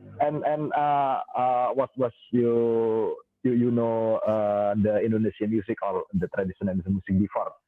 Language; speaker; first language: English; non-native, learner; Indonesian